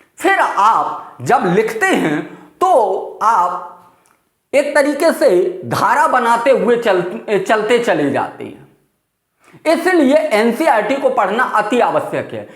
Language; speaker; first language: Hindi; native; Hindi